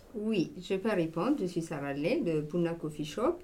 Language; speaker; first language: French; non-native, learner; Amharic